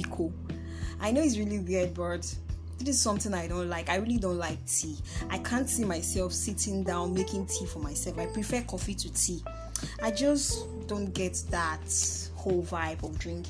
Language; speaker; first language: English; non-native, local second language; Igbo